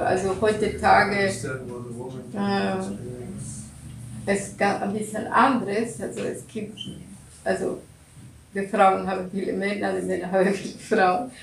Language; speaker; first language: German; non-native, learner; Russian